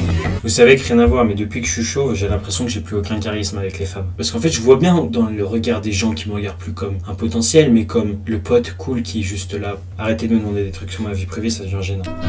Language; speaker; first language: French; native; French